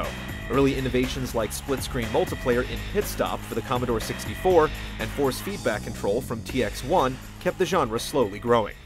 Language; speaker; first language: English; native; English